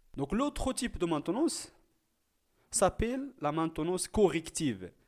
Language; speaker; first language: French; non-native, local second language; Arabic